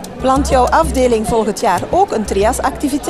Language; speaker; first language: Dutch; native; Dutch